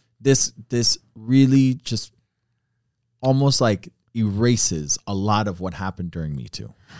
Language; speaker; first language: English; early bilingual, other home language; Spanish